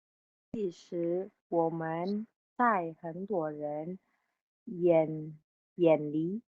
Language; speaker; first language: Chinese; non-native, learner; Indonesian